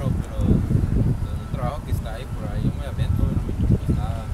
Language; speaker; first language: Spanish; native; Spanish